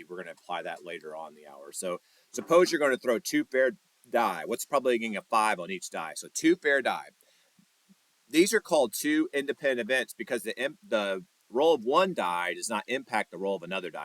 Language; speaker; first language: English; native; English